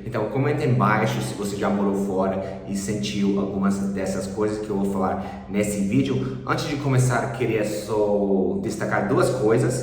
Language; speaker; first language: Portuguese; early bilingual, other home language; English